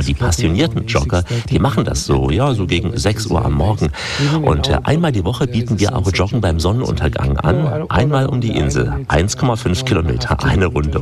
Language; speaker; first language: German; native; German